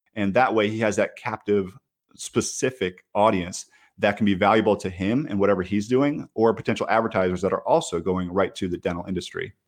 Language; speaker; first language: English; native; English